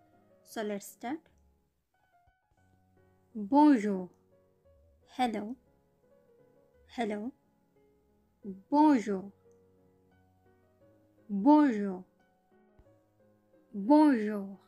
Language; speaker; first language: French; non-native, learner; Bangla